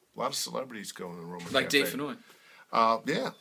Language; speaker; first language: English; native; English